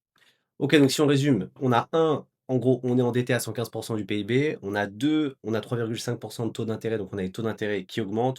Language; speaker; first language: French; native; French